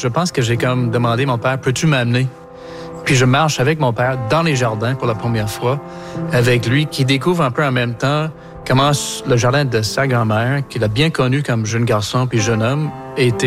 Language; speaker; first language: French; non-native, local second language; English